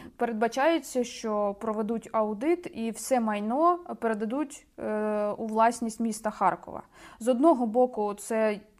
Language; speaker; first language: Ukrainian; native; Ukrainian